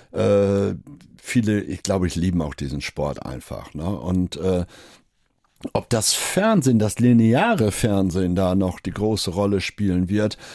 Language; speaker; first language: German; native; German